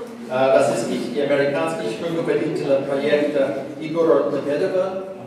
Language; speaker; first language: Russian; non-native, fluent; English